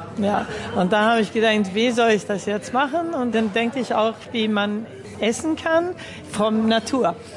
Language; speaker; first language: German; early bilingual, heritage; Swedish